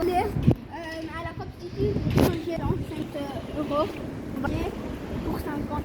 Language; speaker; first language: French; non-native, learner; Arabic